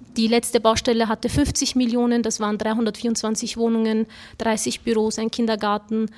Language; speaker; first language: German; early bilingual, other home language; Turkish